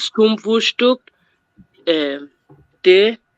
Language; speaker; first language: German; non-native, learner; Bangla